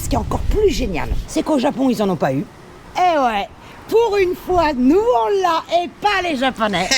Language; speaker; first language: French; native; French